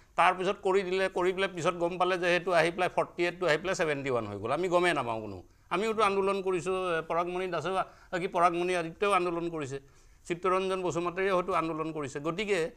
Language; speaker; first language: Assamese; native; Assamese